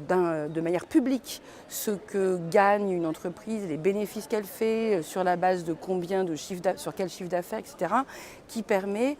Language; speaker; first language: French; native; French